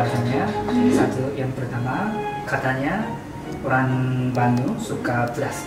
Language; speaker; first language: Indonesian; non-native, fluent; Japanese